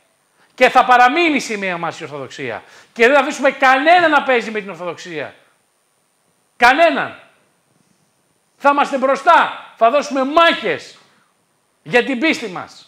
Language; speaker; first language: Greek; native; Greek